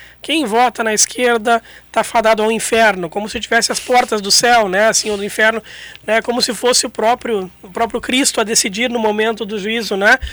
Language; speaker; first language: Portuguese; native; Portuguese